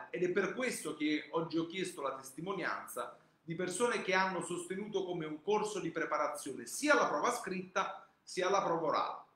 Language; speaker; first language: Italian; native; Italian